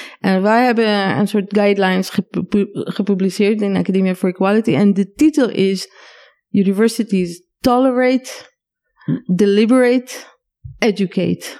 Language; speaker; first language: Dutch; non-native, fluent; Hebrew